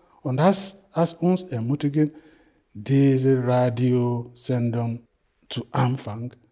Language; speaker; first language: German; non-native, fluent; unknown